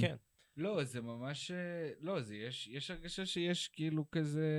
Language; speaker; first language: Hebrew; native; Hebrew